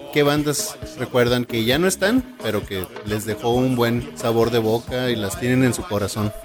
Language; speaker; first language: Spanish; native; Spanish